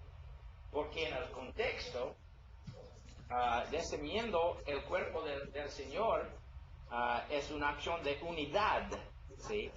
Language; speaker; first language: Spanish; non-native, learner; English